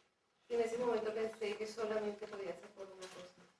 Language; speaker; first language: Spanish; native; Spanish